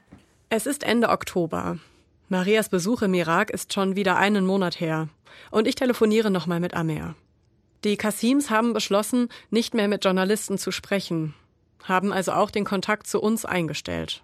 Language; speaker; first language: German; native; German